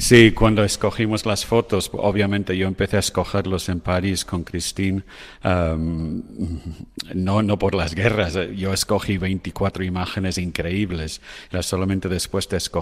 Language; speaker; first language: Spanish; non-native, fluent; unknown